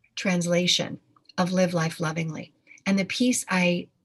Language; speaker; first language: English; native; English